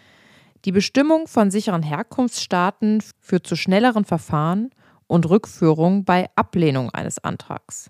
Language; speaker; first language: German; native; German